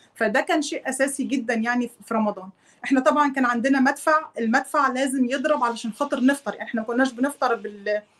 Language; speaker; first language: Arabic; native; Arabic